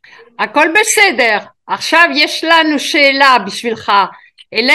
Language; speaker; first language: Hebrew; non-native, learner; French